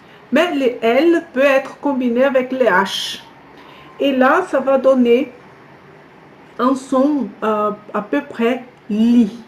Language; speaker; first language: French; non-native, fluent; Portuguese